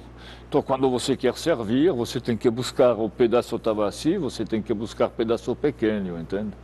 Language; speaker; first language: Portuguese; non-native, fluent; French